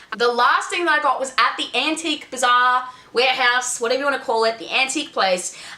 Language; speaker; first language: English; native; English